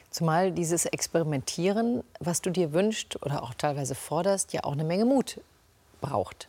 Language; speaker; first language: German; native; German